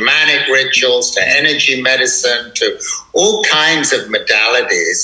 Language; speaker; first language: English; native; English